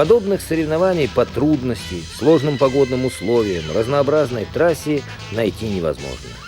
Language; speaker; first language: Russian; native; Russian